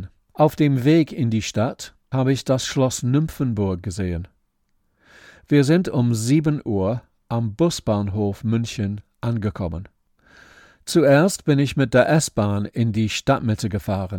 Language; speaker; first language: German; non-native, fluent; English